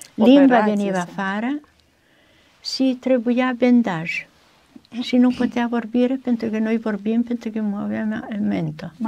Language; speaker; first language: Romanian; non-native, learner; Italian